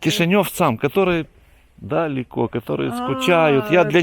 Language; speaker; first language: Russian; native; Russian